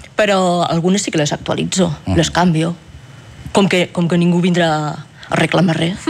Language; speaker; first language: Catalan; native; Catalan